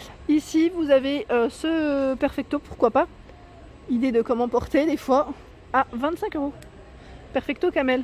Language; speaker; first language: French; native; French